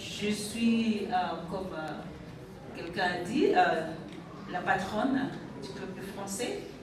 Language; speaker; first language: French; non-native, fluent; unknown